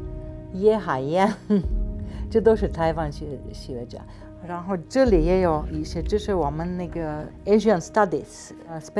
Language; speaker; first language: Chinese; non-native, fluent; Slovenian